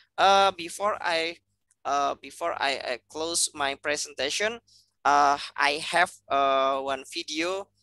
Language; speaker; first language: English; non-native, fluent; Indonesian